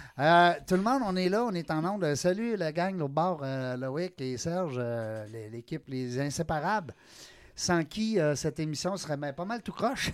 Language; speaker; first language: French; native; French